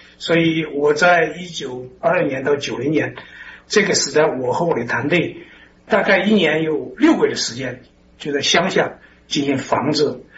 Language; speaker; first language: Chinese; native; Chinese